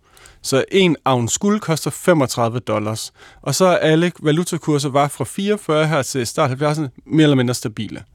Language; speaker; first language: Danish; native; Danish